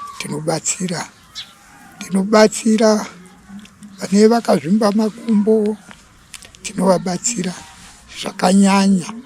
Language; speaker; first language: Shona; non-native, local second language; Venda